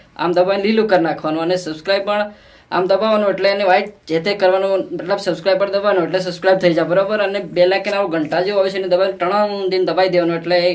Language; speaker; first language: Gujarati; non-native, local second language; Bhili